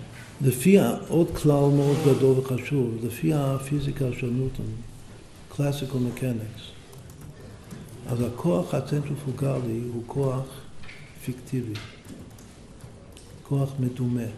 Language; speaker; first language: Hebrew; non-native, fluent; English